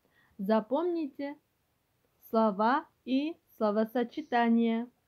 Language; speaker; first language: Russian; non-native, local second language; Kyrgyz